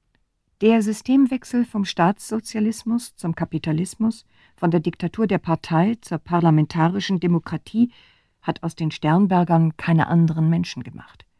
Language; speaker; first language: German; native; German